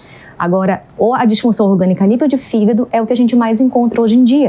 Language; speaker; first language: Portuguese; native; Portuguese